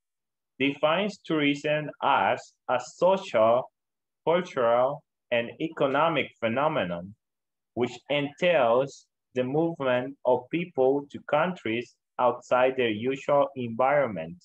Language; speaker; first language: English; non-native, learner; Spanish